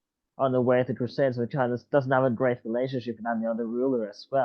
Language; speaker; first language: English; non-native, fluent; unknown